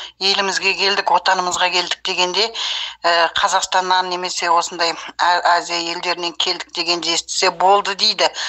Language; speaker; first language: Kazakh; early bilingual, heritage; Kazakh